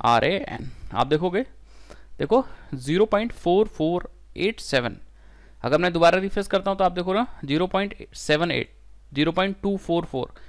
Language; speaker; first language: Hindi; native; Hindi